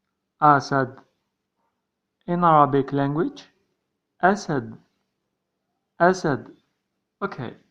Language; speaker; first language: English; non-native, learner; Arabic